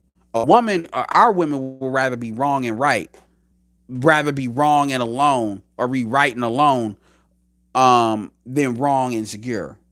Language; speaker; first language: English; native; English